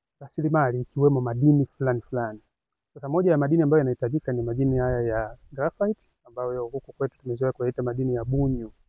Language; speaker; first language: Swahili; native; Swahili